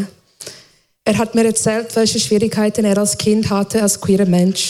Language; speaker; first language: German; non-native, fluent; English